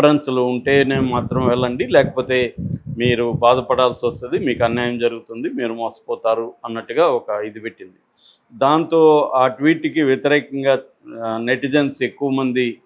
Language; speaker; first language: Telugu; native; Telugu